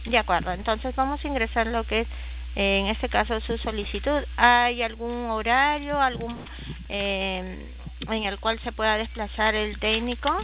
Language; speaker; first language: Spanish; native; Spanish